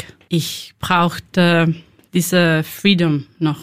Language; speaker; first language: German; non-native, learner; Spanish